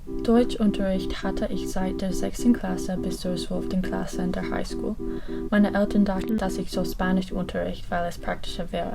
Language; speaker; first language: German; non-native, learner; English